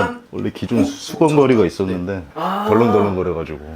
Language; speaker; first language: Korean; native; Korean